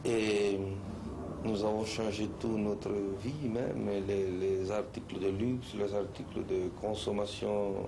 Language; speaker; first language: French; non-native, fluent; Spanish